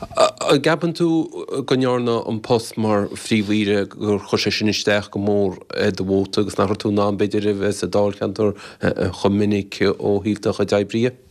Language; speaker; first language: Irish; native; Irish